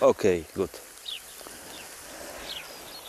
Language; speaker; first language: German; non-native, learner; Polish